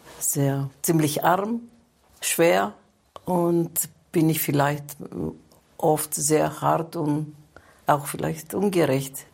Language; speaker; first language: German; non-native, fluent; Greek